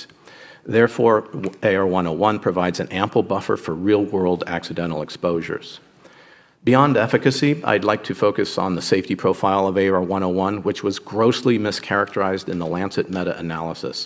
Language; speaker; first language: English; native; English